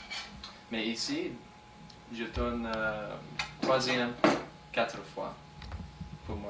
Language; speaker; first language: French; non-native, learner; English